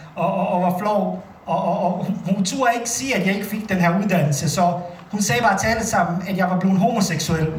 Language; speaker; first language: Danish; early bilingual, other home language; Bosnian